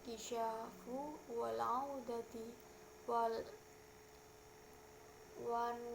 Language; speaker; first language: Arabic; non-native, learner; Indonesian